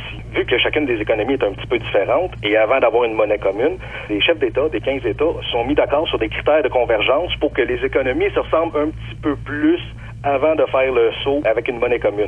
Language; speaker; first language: French; native; French